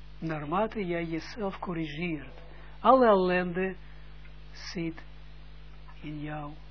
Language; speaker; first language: Dutch; non-native, fluent; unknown